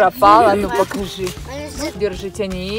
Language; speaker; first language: Russian; native; Russian